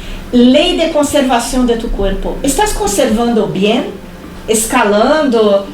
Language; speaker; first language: Spanish; non-native, fluent; Portuguese